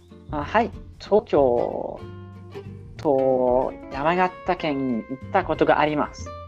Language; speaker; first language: Japanese; non-native, learner; English